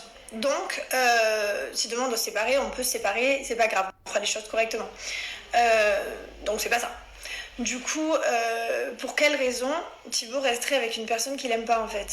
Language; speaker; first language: French; native; French